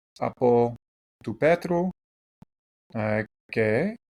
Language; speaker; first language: Greek; non-native, learner; English